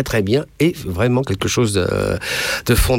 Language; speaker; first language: French; native; French